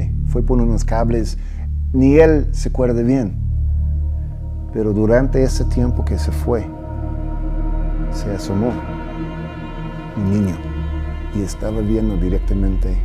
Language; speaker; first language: Spanish; early bilingual, heritage; English